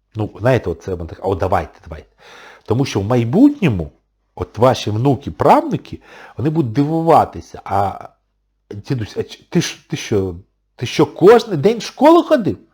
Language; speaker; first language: Ukrainian; non-native, local second language; Russian